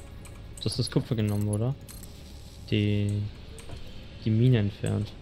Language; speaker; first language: German; native; German